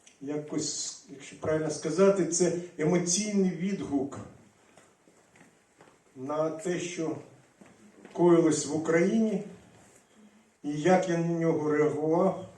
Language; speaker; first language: Ukrainian; non-native, local second language; Russian